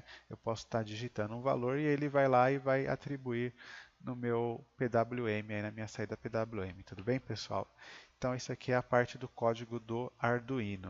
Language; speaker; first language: Portuguese; native; Portuguese